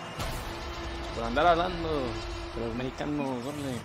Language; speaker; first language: Spanish; early bilingual, heritage; Spanish